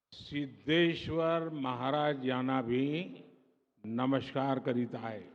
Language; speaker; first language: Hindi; non-native, local second language; Gujarati